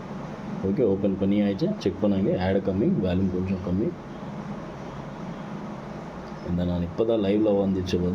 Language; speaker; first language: Tamil; non-native, local second language; Kannada